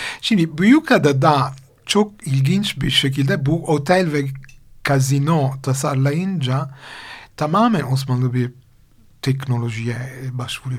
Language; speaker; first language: Turkish; non-native, fluent; Italian